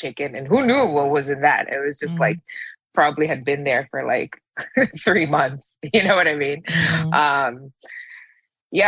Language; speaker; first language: English; native; English